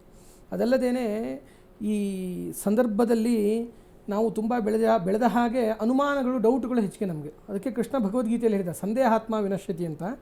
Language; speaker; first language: Kannada; native; Kannada